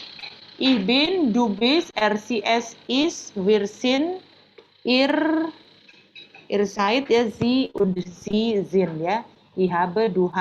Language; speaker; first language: German; non-native, learner; Indonesian